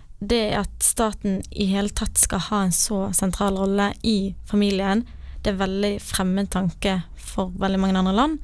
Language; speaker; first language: Norwegian; native; Norwegian